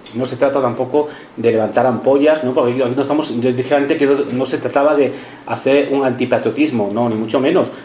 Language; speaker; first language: Spanish; native; Spanish